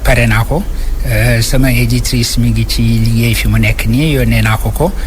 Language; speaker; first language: Wolof; non-native, local second language; Fula